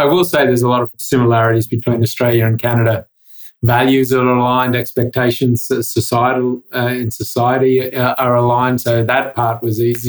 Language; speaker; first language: English; native; English